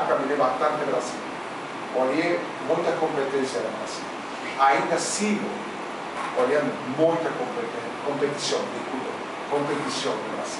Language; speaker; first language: Portuguese; non-native, fluent; Spanish